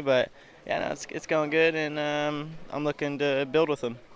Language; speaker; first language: English; native; English